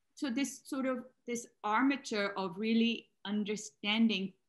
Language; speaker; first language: English; non-native, local second language; Urdu